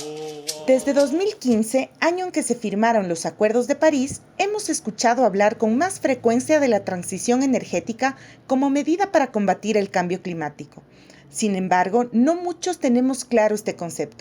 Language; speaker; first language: Spanish; native; Spanish